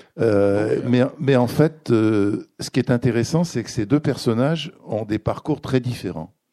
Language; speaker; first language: French; native; French